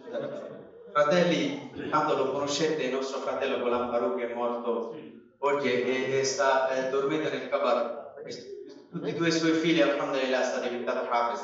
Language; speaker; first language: Italian; non-native, fluent; Bangla